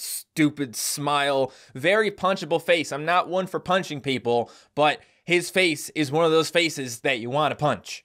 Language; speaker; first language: English; native; English